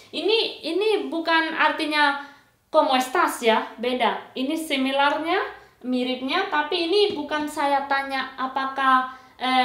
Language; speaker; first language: Indonesian; non-native, fluent; Spanish